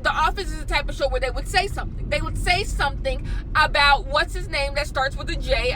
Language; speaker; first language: English; native; English